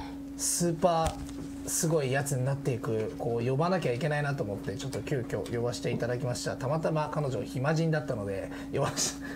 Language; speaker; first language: Japanese; native; Japanese